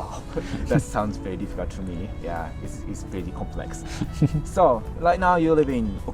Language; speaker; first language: English; non-native, learner; Japanese